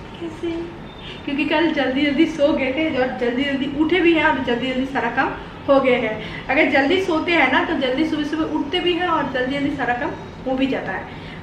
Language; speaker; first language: Hindi; non-native, local second language; Bangla